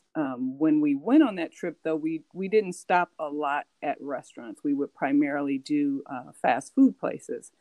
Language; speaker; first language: English; native; English